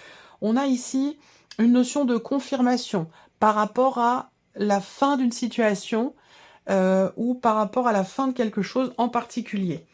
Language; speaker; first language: French; native; French